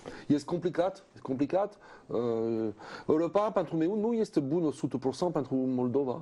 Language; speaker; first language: Romanian; non-native, learner; French